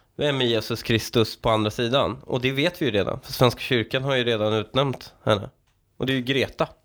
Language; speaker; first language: Swedish; early bilingual, other home language; Persian